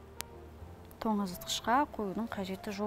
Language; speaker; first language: Kazakh; native; Kazakh